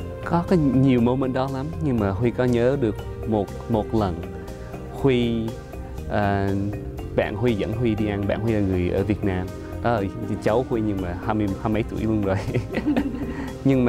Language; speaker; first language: Vietnamese; early bilingual, other home language; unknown